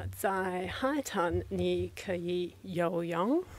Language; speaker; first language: Chinese; non-native, learner; English